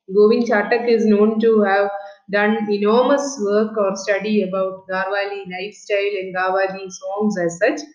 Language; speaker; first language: English; non-native, local second language; Malayalam